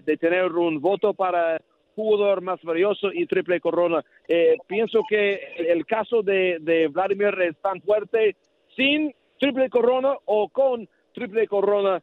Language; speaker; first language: Spanish; non-native, learner; English